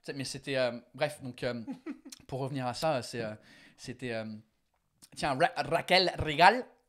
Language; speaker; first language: French; non-native, fluent; English